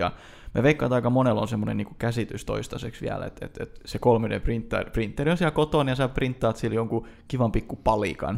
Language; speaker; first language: Finnish; native; Finnish